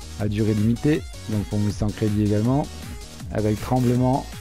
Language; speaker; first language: French; native; French